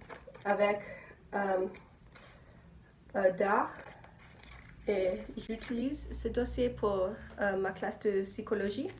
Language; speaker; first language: French; non-native, learner; English